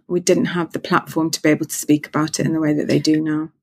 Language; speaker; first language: English; native; English